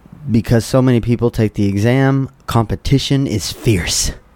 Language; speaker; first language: English; native; English